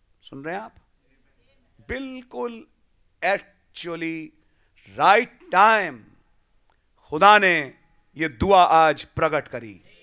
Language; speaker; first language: Hindi; native; Hindi